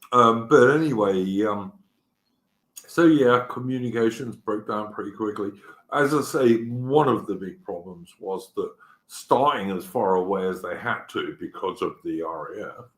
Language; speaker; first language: English; native; English